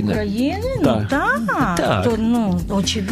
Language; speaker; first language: Polish; non-native, learner; Ukrainian